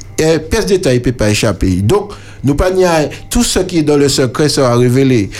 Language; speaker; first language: French; native; French